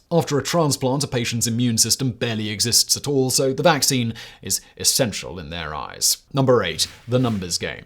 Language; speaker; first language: English; native; English